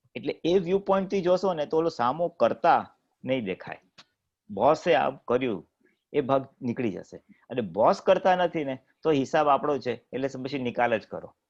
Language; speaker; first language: Gujarati; native; Gujarati